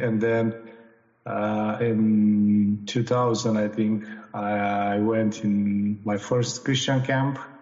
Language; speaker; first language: English; non-native, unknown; Romanian